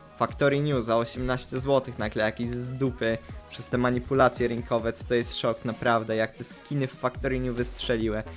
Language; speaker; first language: Polish; native; Polish